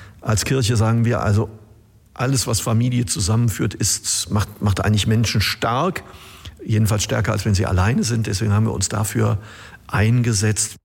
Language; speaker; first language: German; native; German